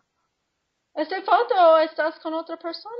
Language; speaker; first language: Spanish; non-native, fluent; English